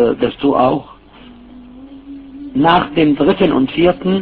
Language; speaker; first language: German; non-native, fluent; Arabic